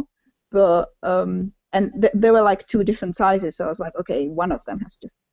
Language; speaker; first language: English; non-native, fluent; Czech